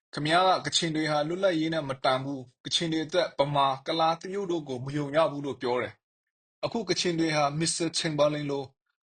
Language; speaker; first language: Burmese; non-native, local second language; Kachin